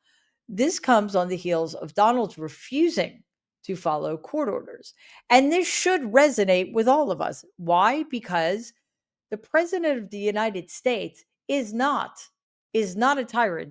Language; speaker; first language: English; native; English